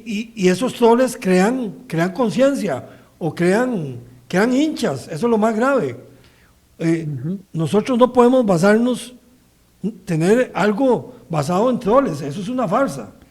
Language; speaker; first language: Spanish; native; Spanish